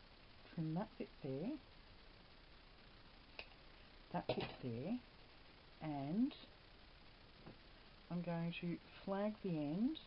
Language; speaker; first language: English; native; English